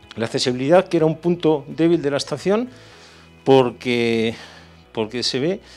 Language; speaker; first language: Spanish; native; Spanish